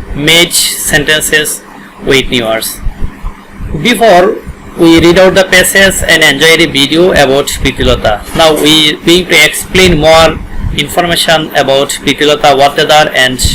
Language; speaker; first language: English; non-native, local second language; Bangla